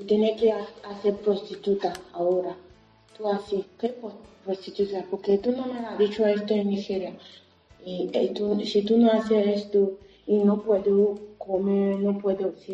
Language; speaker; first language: Spanish; non-native, learner; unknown